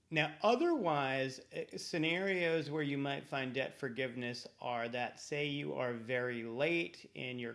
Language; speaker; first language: English; native; English